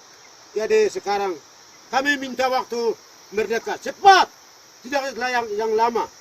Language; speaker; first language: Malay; non-native, local second language; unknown